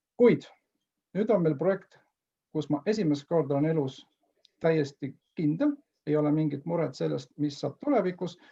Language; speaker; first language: Estonian; native; Estonian